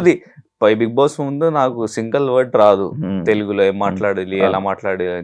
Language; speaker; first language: Telugu; non-native, learner; Hindi